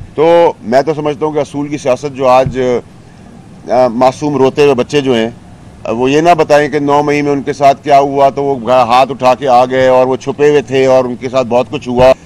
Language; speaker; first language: Urdu; native; Urdu